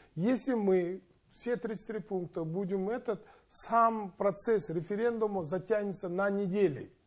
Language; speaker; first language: Russian; non-native, local second language; Kazakh